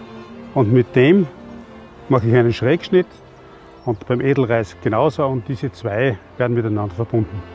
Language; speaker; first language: German; native; German